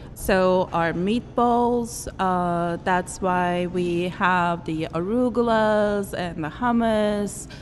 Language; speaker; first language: English; non-native, fluent; Turkish